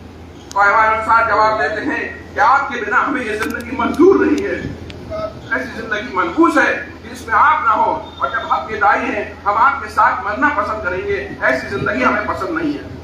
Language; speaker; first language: Urdu; native; Urdu